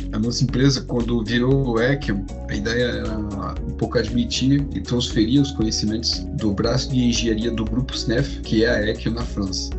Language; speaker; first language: Portuguese; non-native, fluent; French